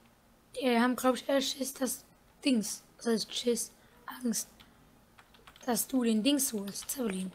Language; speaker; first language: German; native; German